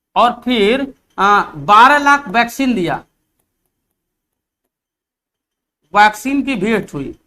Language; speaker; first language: Hindi; native; Hindi